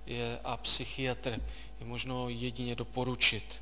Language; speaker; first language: Czech; native; Czech